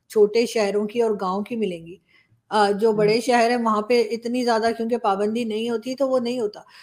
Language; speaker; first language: Urdu; native; Urdu